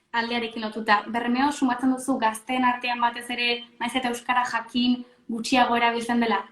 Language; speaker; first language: Basque; native; Basque